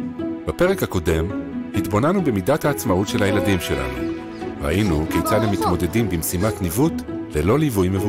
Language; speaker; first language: Hebrew; native; Hebrew